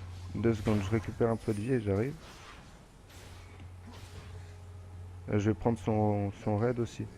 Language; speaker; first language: French; native; French